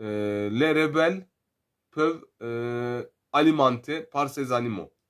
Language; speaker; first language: French; non-native, fluent; Turkish